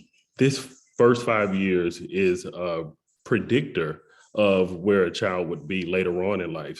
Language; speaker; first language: English; native; English